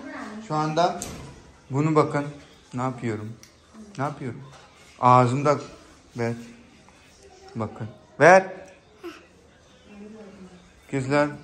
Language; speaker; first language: Turkish; non-native, learner; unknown